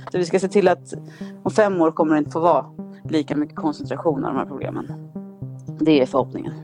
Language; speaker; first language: Swedish; native; Swedish